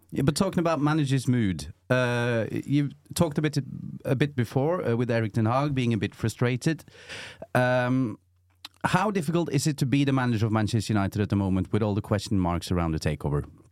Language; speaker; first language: English; non-native, fluent; Norwegian